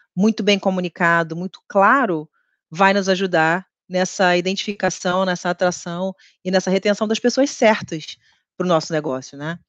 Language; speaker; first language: Portuguese; native; Portuguese